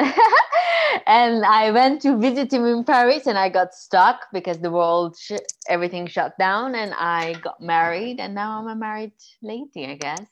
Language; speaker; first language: English; non-native, fluent; Persian